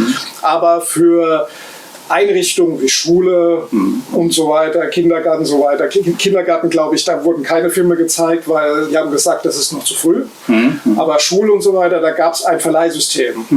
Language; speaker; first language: German; native; German